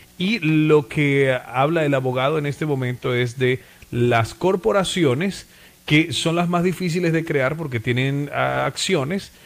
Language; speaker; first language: Spanish; native; Spanish